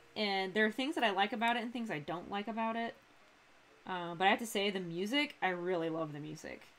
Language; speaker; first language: English; native; English